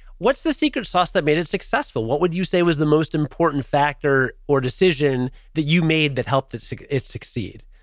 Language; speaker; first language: English; native; English